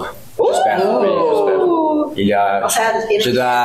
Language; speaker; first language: French; non-native, learner; Spanish